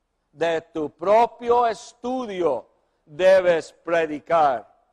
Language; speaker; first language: Spanish; non-native, fluent; English